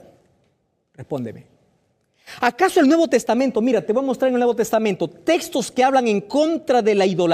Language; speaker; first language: Spanish; native; Spanish